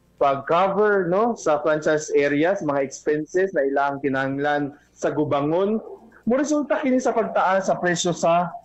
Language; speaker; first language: Cebuano; native; Cebuano